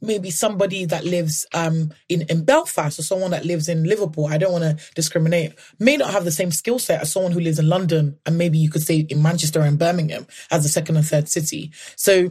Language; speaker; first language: English; non-native, local second language; Yoruba